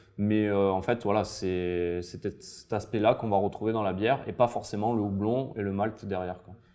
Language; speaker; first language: French; native; French